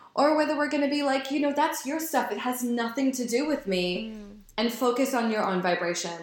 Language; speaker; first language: English; native; English